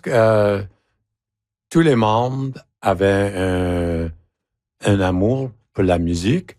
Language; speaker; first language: French; non-native, local second language; English